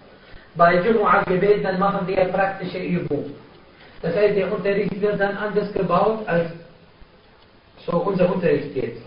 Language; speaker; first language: German; non-native, fluent; Arabic